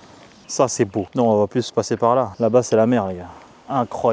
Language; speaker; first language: French; native; French